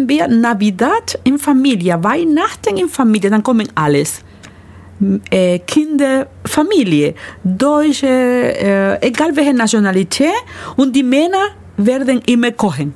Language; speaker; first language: German; non-native, learner; Spanish